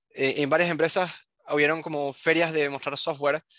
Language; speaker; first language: Spanish; native; Spanish